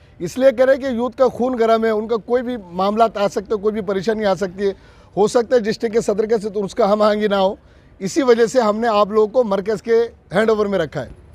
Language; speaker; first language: Urdu; non-native, local second language; Bangla